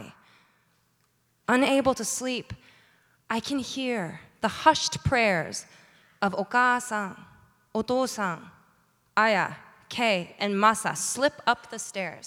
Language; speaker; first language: English; native; English